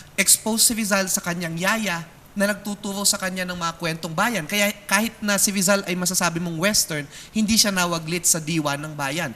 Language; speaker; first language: Filipino; native; Filipino